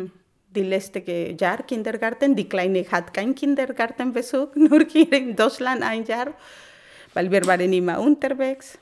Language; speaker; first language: German; non-native, learner; Spanish